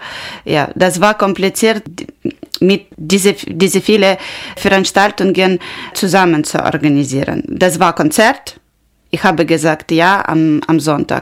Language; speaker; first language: German; non-native, learner; Ukrainian